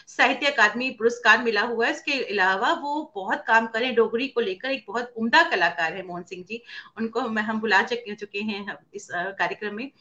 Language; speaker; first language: Hindi; native; Hindi